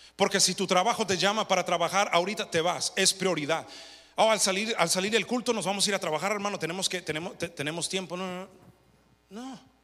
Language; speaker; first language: Spanish; early bilingual, heritage; Spanish